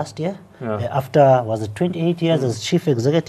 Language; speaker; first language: English; non-native, local second language; Xhosa